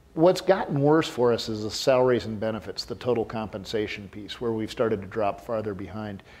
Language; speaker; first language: English; native; English